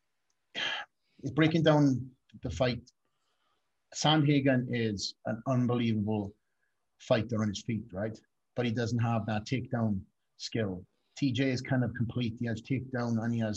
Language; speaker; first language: English; native; English